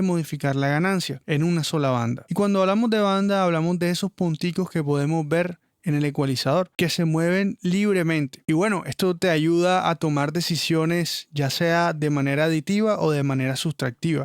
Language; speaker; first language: Spanish; native; Spanish